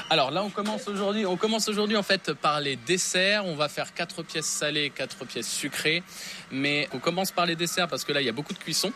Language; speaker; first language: French; native; French